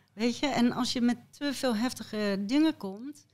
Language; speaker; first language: Dutch; native; Dutch